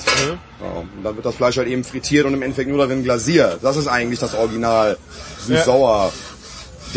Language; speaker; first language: German; native; German